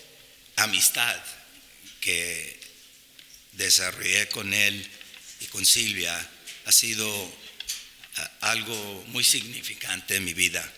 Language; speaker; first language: Spanish; non-native, fluent; English